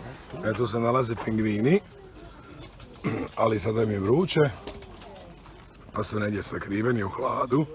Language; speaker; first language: Bosnian; native; Bosnian